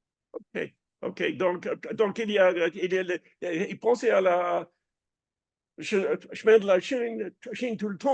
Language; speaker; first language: French; non-native, fluent; English